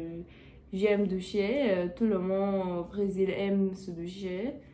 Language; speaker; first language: French; non-native, learner; Portuguese